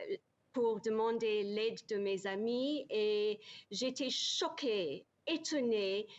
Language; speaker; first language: French; non-native, learner; English